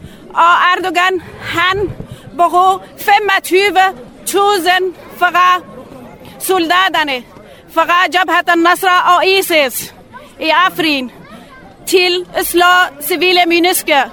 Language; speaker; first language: Danish; non-native, learner; Kurdish